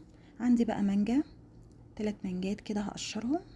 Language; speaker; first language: Arabic; native; Arabic